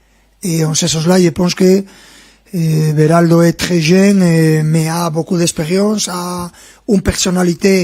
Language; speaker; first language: French; non-native, fluent; Spanish